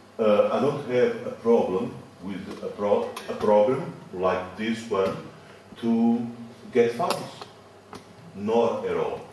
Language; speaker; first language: English; non-native, fluent; Portuguese